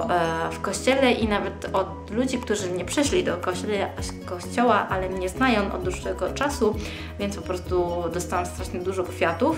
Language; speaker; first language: Polish; early bilingual, heritage; Polish